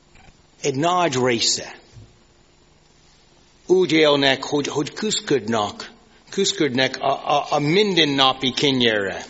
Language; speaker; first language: Hungarian; non-native, fluent; English